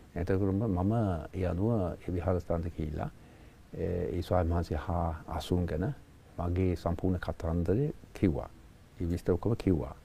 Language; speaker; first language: Sinhala; non-native, fluent; English